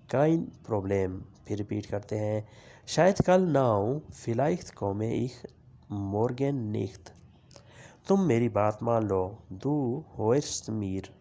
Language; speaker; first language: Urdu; non-native, local second language; Punjabi